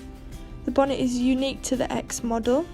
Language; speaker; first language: English; native; English